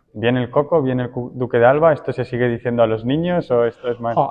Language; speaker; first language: Spanish; native; Spanish